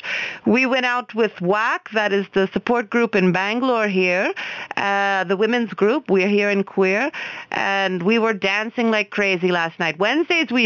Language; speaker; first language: English; native; English